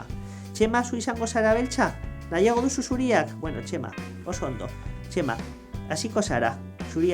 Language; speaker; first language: Basque; non-native, local second language; Spanish